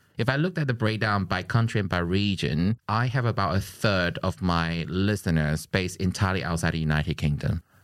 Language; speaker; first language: English; non-native, fluent; Chinese